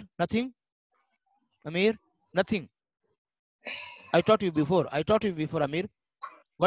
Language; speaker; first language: English; non-native, fluent; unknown